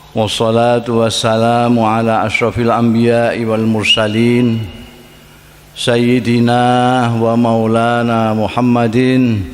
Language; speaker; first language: Indonesian; non-native, local second language; Javanese